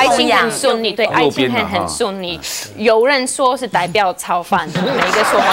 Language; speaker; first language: Chinese; non-native, fluent; Polish